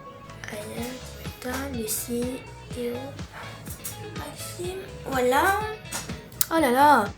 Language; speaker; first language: French; native; French